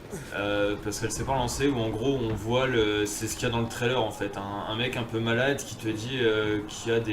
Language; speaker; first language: French; native; French